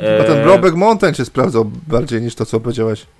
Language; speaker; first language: Polish; native; Polish